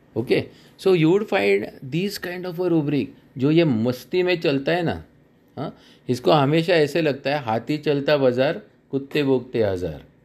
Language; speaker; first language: Hindi; non-native, local second language; Marathi